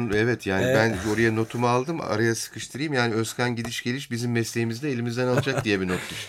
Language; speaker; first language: Turkish; native; Turkish